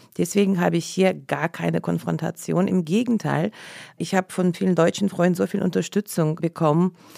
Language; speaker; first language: German; non-native, fluent; Russian